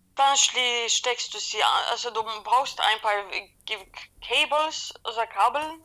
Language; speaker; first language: German; non-native, fluent; Swedish